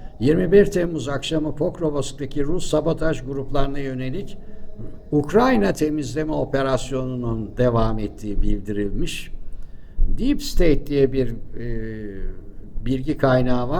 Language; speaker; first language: Turkish; native; Turkish